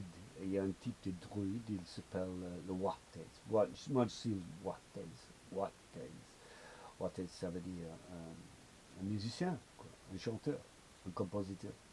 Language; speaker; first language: French; non-native, learner; English